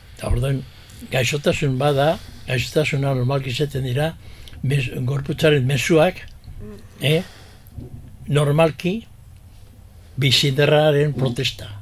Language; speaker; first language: Basque; early bilingual, heritage; Basque